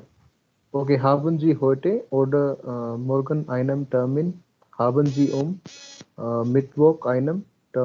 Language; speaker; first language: German; non-native, learner; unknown